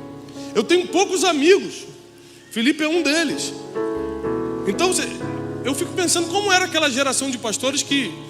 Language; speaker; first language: Portuguese; native; Portuguese